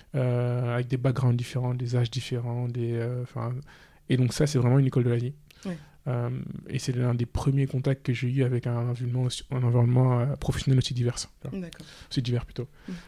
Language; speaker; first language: French; non-native, local second language; Wolof